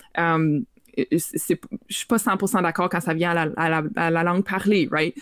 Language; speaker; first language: French; native; French